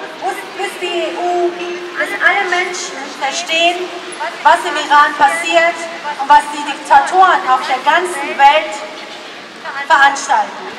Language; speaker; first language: German; non-native, fluent; Persian